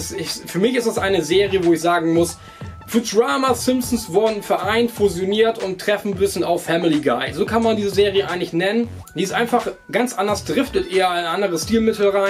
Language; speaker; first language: German; native; German